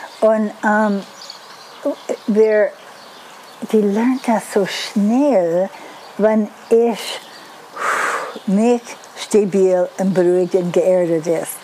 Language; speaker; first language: German; non-native, learner; English